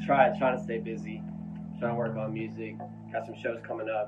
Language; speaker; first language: English; native; English